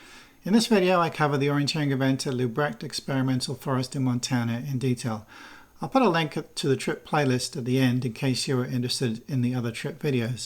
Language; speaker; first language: English; native; English